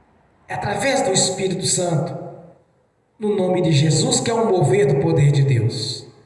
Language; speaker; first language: Portuguese; native; Portuguese